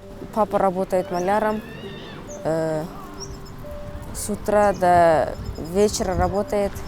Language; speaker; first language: Russian; early bilingual, other home language; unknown